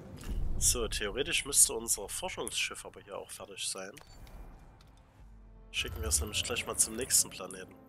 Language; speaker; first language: German; native; German